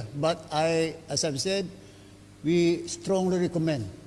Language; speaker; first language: English; non-native, local second language; Malay